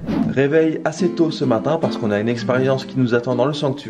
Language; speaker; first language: French; native; French